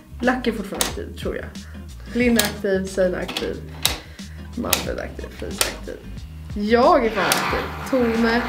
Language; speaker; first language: Swedish; native; Swedish